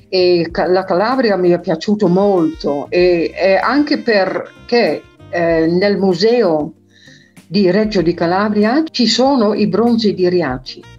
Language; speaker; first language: Italian; non-native, fluent; Dutch